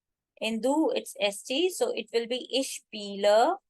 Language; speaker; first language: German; non-native, fluent; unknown